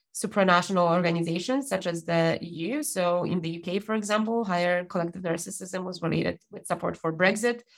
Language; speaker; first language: English; non-native, fluent; Polish